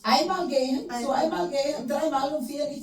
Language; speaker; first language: German; non-native, learner; Portuguese